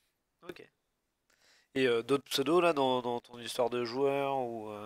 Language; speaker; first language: French; native; French